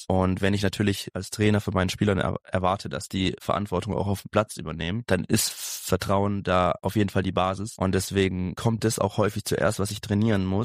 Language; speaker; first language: German; native; German